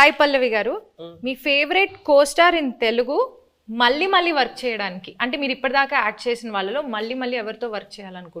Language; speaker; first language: Telugu; native; Telugu